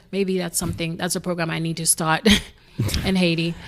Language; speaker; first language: English; non-native, fluent; Haitian Creole